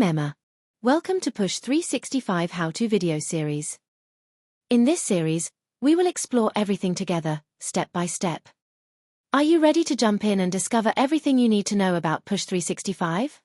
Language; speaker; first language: English; non-native, fluent; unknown